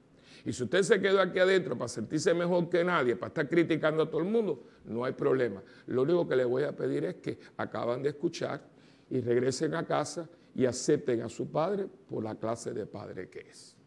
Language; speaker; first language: Spanish; native; Spanish